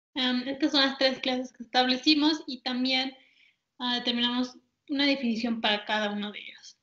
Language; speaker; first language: Spanish; native; Spanish